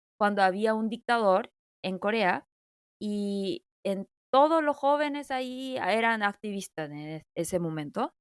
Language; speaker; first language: Spanish; non-native, fluent; Korean